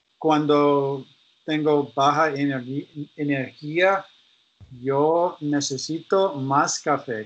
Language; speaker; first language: Spanish; non-native, learner; English